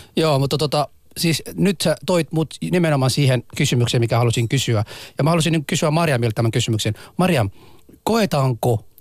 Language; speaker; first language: Finnish; non-native, fluent; Arabic